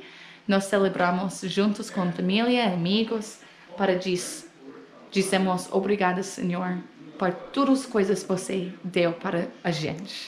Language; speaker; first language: Portuguese; non-native, learner; English